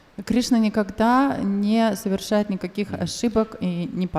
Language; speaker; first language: Russian; native; Russian